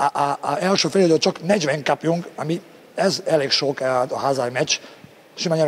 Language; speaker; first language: Hungarian; non-native, learner; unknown